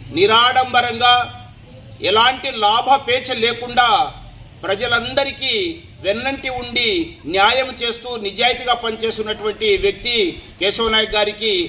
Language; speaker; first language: Telugu; non-native, local second language; Lambadi